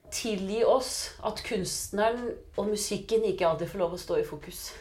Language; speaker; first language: Norwegian; native; Norwegian